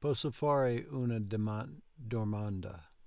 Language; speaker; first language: Italian; non-native, learner; English